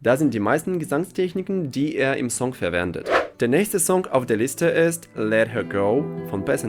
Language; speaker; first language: German; non-native, fluent; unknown